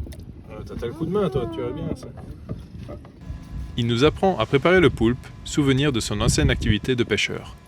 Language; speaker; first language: French; native; French